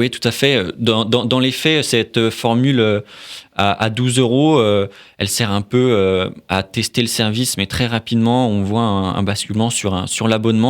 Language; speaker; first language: French; native; French